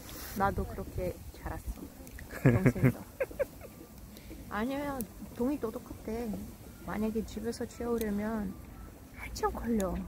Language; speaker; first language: Korean; non-native, fluent; Russian